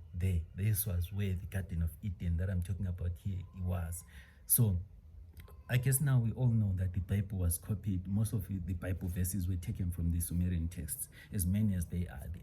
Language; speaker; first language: English; non-native, local second language; Xhosa